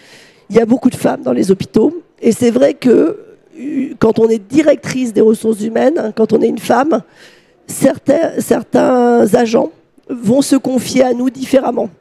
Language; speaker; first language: French; native; French